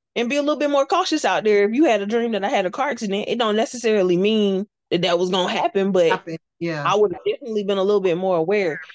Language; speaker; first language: English; native; English